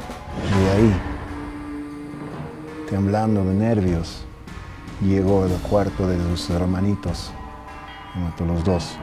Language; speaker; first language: Spanish; early bilingual, heritage; English